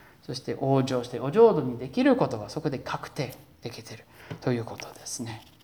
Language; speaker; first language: Japanese; non-native, fluent; English